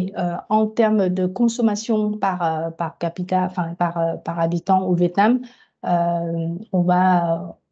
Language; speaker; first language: French; non-native, fluent; Vietnamese